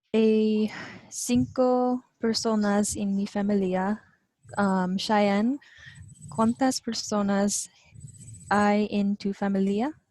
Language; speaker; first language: Spanish; non-native, learner; English